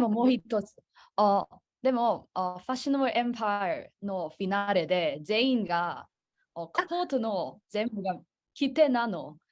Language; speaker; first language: Japanese; non-native, learner; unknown